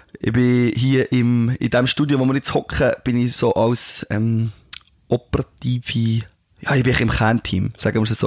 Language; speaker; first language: German; native; German